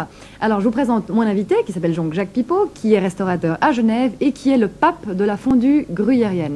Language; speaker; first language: French; native; French